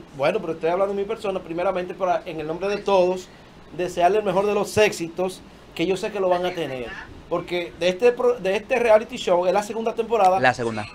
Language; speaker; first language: Spanish; early bilingual, heritage; Spanish